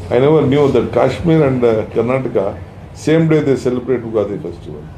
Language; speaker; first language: English; non-native, local second language; Kannada